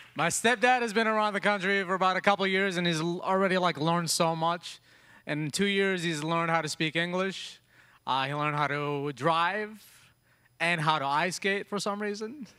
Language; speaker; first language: English; early bilingual, other home language; Arabic